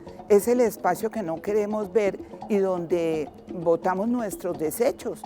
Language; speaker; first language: Spanish; native; Spanish